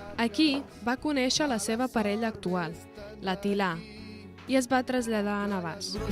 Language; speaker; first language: Catalan; native; Catalan